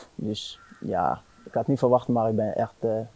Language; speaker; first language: Dutch; non-native, fluent; French